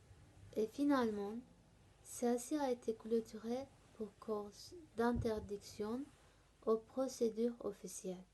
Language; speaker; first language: French; non-native, learner; Turkish